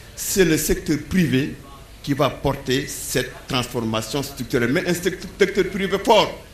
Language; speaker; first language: French; non-native, local second language; Wolof